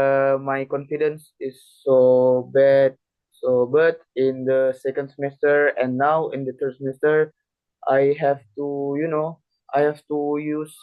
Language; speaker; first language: English; non-native, learner; Indonesian